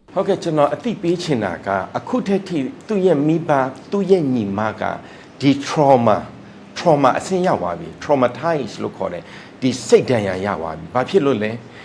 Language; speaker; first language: Burmese; non-native, local second language; S'gaw Karen